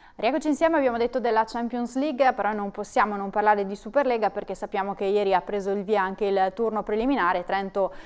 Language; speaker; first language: Italian; native; Italian